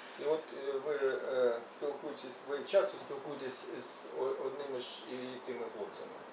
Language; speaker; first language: Ukrainian; non-native, local second language; Russian